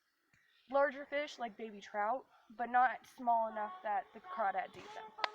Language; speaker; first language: English; native; English